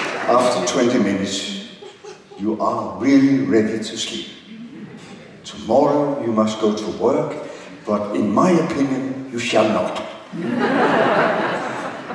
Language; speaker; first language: English; non-native, fluent; Danish